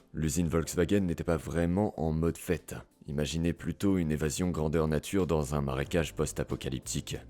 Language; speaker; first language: French; native; French